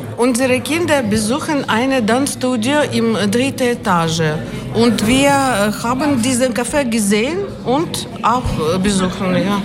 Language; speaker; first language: German; non-native, learner; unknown